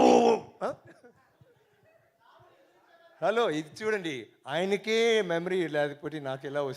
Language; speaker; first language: Telugu; non-native, learner; Tamil